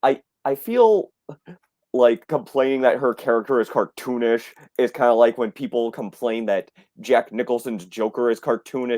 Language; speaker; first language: English; native; English